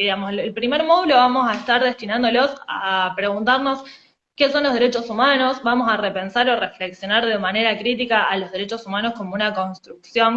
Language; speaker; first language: Spanish; native; Spanish